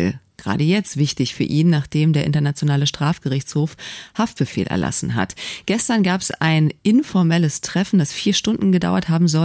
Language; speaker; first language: German; native; German